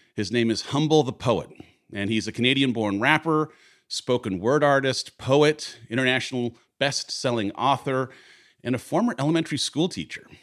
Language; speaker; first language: English; native; English